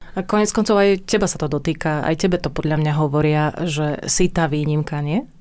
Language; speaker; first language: Slovak; native; Slovak